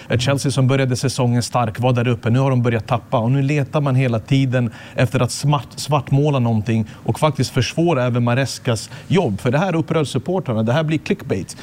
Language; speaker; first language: Swedish; early bilingual, other home language; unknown